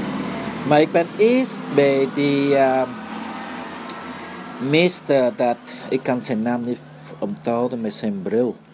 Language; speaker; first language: Dutch; early bilingual, other home language; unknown